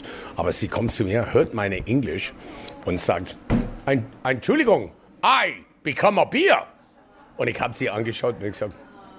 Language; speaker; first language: German; non-native, fluent; English